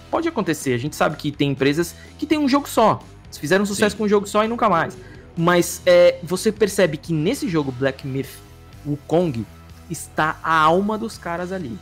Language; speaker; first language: Portuguese; native; Portuguese